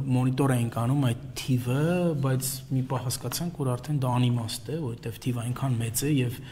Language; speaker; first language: Armenian; native; Armenian